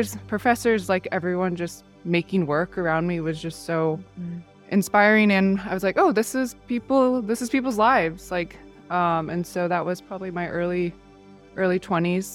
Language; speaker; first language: English; native; English